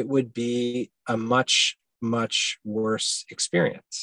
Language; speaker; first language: English; native; English